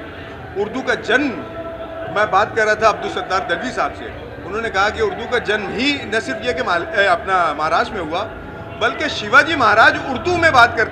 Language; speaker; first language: Hindi; native; Hindi